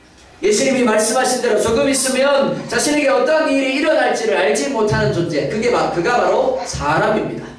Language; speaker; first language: Korean; native; Korean